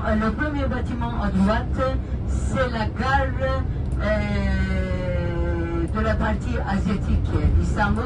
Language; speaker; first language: French; non-native, fluent; Turkish